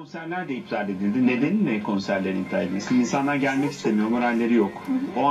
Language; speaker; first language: Turkish; native; Turkish